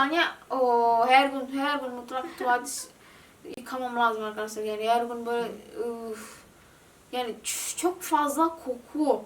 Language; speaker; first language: Turkish; non-native, learner; Indonesian